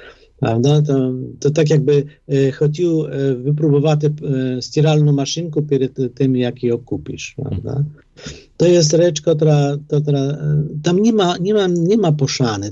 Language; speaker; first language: Polish; non-native, fluent; Ukrainian